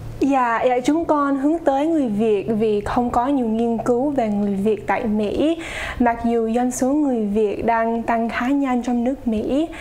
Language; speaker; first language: Vietnamese; early bilingual, heritage; Vietnamese